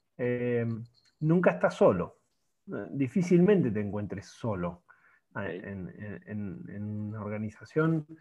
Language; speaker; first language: Spanish; native; Spanish